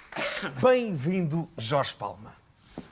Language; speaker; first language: Portuguese; native; Portuguese